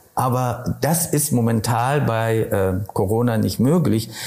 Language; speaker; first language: German; non-native, fluent; Polish